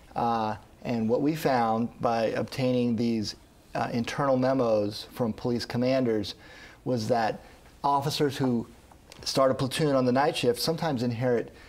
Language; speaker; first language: English; native; English